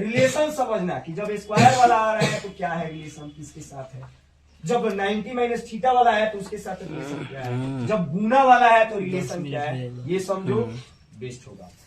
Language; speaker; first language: Hindi; native; Hindi